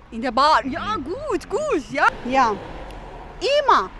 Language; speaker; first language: German; non-native, fluent; Persian